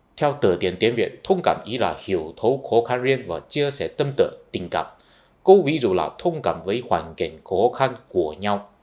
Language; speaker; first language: Vietnamese; non-native, fluent; Chinese